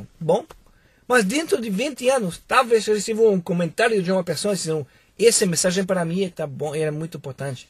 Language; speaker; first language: Portuguese; non-native, fluent; Spanish